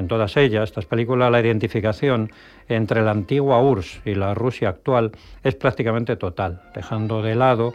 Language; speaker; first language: Spanish; native; Spanish